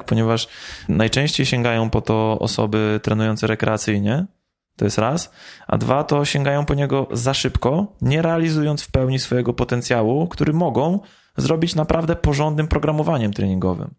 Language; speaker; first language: Polish; native; Polish